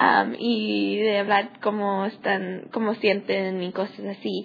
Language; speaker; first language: Spanish; non-native, learner; English